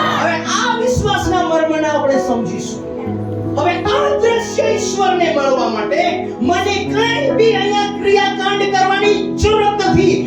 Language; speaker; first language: Gujarati; non-native, local second language; Gamit